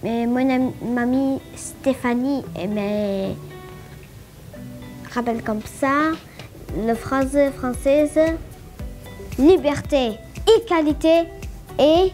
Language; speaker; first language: French; non-native, learner; Greek